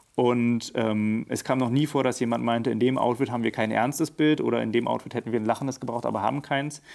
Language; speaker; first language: German; native; German